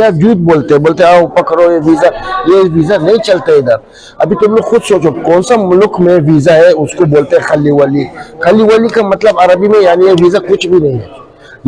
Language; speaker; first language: Hindi; non-native, fluent; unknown